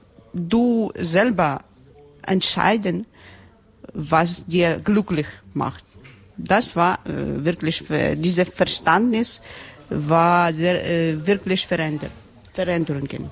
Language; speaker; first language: German; non-native, learner; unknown